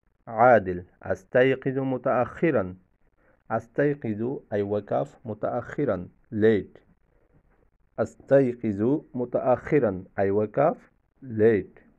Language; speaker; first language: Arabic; non-native, fluent; Bangla